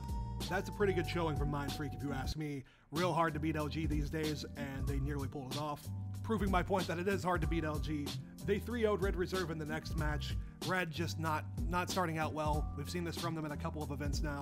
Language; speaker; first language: English; native; English